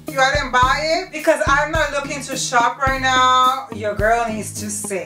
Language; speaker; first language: English; early bilingual, other home language; Spanish